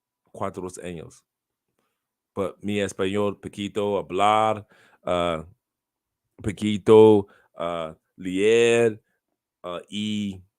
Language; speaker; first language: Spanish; non-native, learner; English